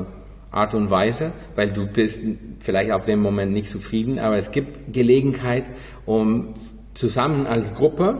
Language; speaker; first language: German; non-native, fluent; Spanish